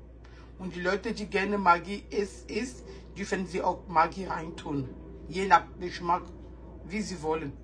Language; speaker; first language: German; non-native, fluent; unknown